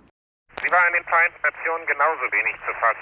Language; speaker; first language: German; native; German